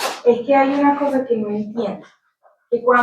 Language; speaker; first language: Spanish; native; Spanish